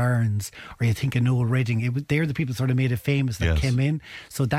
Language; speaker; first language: English; native; English